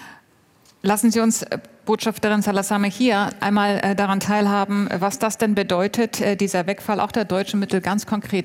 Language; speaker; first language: German; native; German